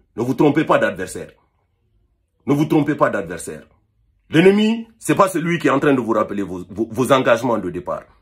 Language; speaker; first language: French; non-native, local second language; Fula